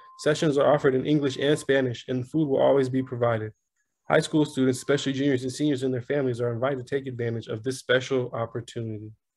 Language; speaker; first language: English; native; English